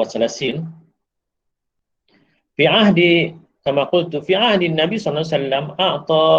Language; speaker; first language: Arabic; non-native, fluent; Malay